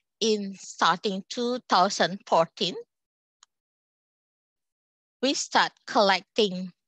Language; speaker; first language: English; non-native, local second language; Indonesian